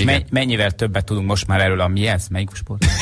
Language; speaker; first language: Hungarian; native; Hungarian